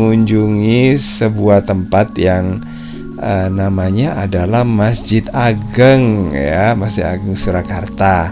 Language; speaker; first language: Indonesian; native; Indonesian